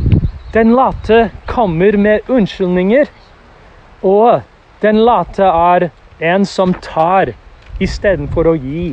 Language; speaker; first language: Norwegian; non-native, fluent; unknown